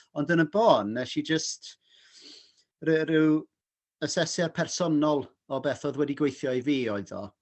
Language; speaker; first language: Welsh; non-native, local second language; English